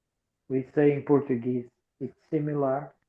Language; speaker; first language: English; non-native, learner; Portuguese